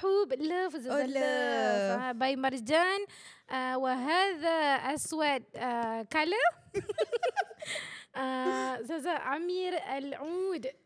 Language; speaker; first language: Arabic; non-native, learner; Malay